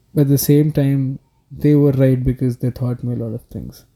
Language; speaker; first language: English; non-native, local second language; Telugu